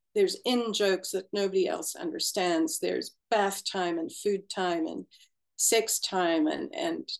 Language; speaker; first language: English; native; English